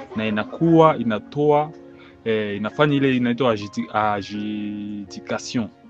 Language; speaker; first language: Swahili; native; Swahili